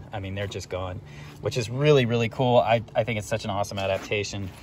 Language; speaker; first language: English; native; English